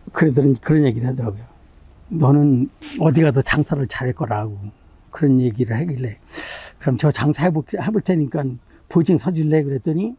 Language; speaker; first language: Korean; native; Korean